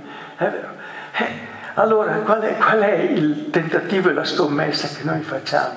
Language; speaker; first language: Italian; native; Italian